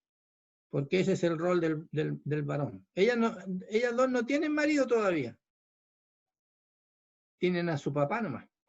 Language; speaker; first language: Spanish; native; Spanish